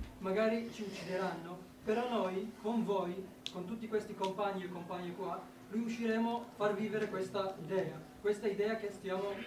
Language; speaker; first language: Italian; non-native, fluent; Kurdish